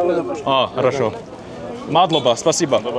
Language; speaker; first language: Russian; non-native, learner; German